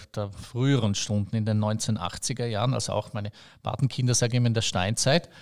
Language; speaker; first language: German; native; German